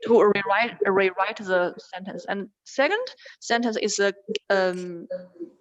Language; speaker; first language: English; non-native, learner; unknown